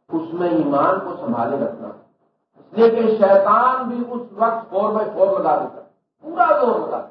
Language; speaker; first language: Urdu; non-native, local second language; Punjabi